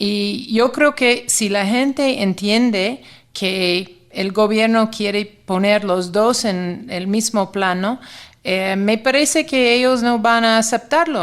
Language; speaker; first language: Spanish; non-native, fluent; English